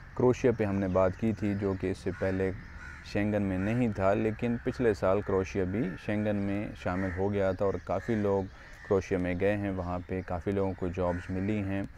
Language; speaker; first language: Urdu; non-native, local second language; Punjabi